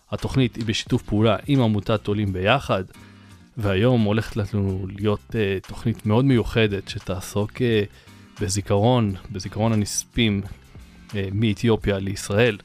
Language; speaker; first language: Hebrew; native; Hebrew